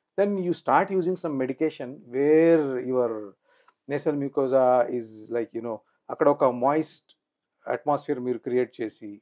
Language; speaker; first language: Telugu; non-native, local second language; Urdu